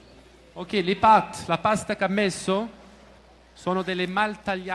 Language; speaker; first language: Italian; early bilingual, heritage; Italian